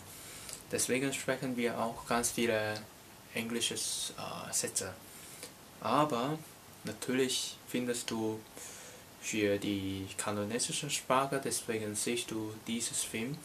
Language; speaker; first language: German; non-native, learner; Cantonese